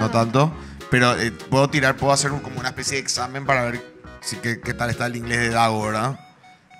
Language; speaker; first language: Spanish; native; Spanish